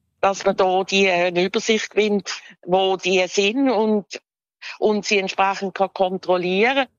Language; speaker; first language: German; native; German